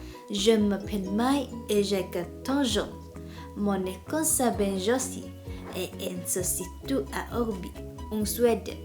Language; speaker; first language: French; non-native, learner; Vietnamese